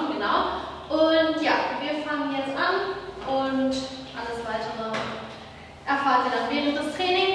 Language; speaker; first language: German; native; German